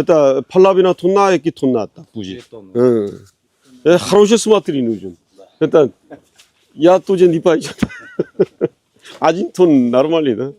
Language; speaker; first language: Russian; non-native, learner; Korean